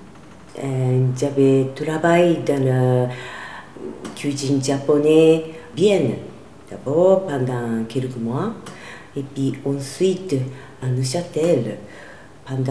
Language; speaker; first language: French; non-native, learner; Japanese